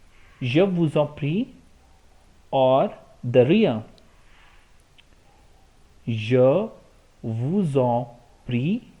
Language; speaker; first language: French; non-native, fluent; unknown